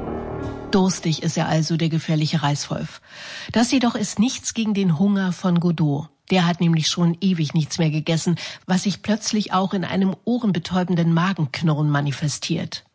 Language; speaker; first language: German; native; German